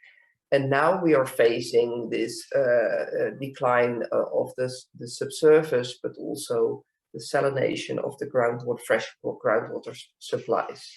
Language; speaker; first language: English; non-native, fluent; Dutch